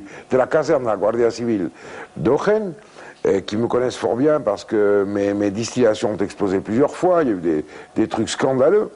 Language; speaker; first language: French; native; French